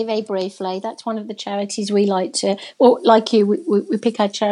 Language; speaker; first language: English; native; English